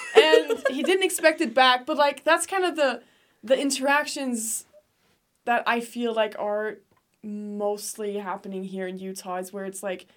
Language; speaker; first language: English; non-native, fluent; Danish